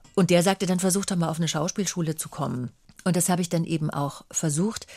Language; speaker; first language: German; native; German